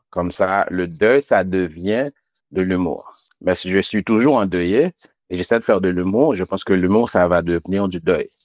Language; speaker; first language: French; non-native, local second language; Haitian Creole